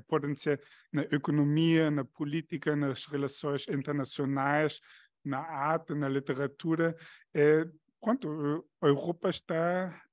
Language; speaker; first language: Portuguese; non-native, fluent; German